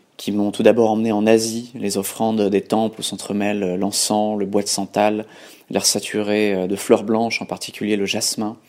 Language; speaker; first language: French; native; French